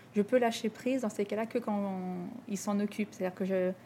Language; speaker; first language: French; native; French